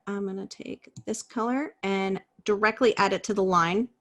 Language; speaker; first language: English; native; English